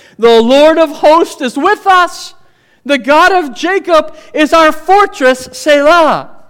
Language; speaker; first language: English; native; English